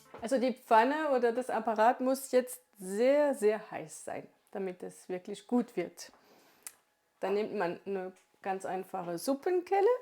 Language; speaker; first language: German; non-native, local second language; Swiss German